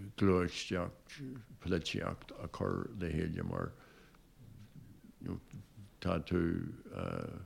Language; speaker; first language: Irish; non-native, local second language; English